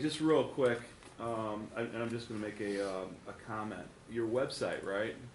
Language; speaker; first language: English; native; English